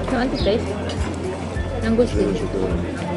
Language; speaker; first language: French; non-native, learner; Filipino